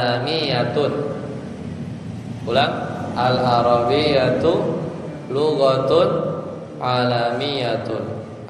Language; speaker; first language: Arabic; non-native, fluent; Indonesian